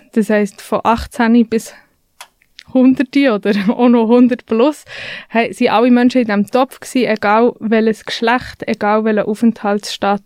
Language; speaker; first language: German; native; German